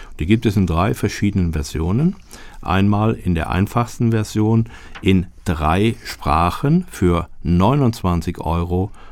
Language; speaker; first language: German; native; German